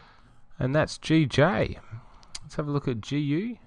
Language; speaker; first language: English; native; English